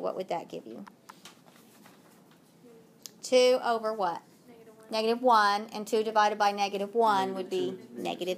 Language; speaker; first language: English; native; English